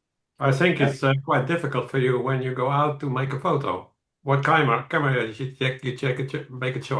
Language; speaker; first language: English; non-native, fluent; Dutch